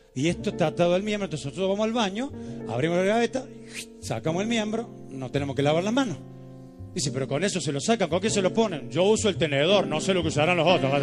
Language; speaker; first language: Spanish; native; Spanish